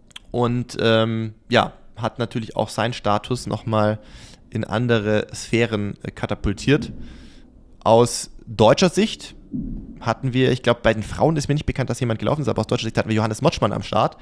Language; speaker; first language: German; native; German